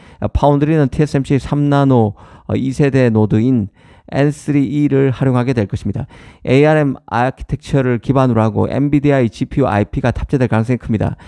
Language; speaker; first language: Korean; native; Korean